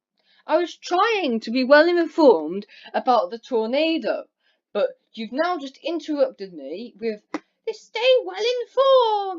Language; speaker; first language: English; native; English